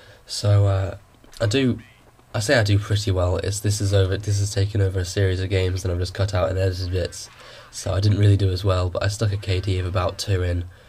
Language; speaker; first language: English; native; English